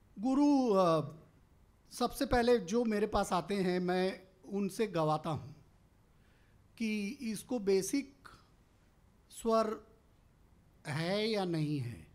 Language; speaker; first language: Hindi; native; Hindi